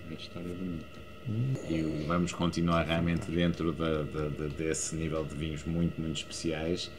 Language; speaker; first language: Portuguese; native; Portuguese